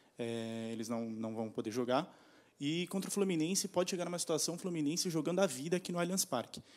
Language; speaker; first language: Portuguese; native; Portuguese